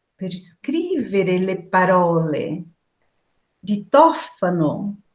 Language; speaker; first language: Italian; non-native, fluent; Portuguese